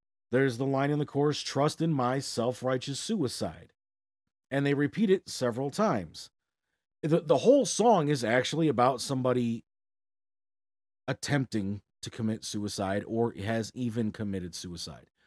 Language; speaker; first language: English; native; English